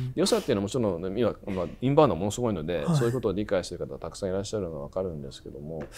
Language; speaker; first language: Japanese; early bilingual, other home language; English